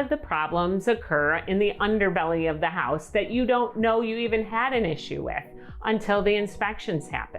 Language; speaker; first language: English; native; English